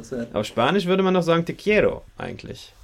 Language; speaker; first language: German; native; German